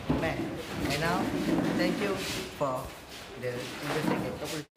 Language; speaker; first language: English; non-native, learner; Malay